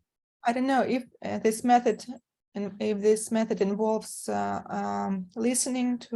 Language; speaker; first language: English; non-native, fluent; Russian